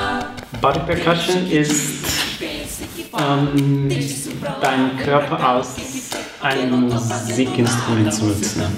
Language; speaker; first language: German; non-native, fluent; Portuguese